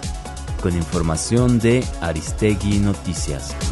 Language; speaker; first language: Spanish; native; Spanish